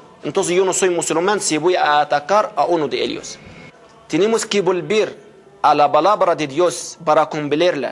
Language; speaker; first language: Spanish; non-native, fluent; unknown